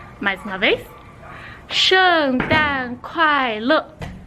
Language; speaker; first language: Portuguese; non-native, fluent; Chinese